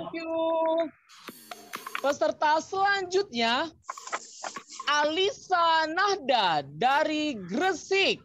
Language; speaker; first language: Indonesian; native; Indonesian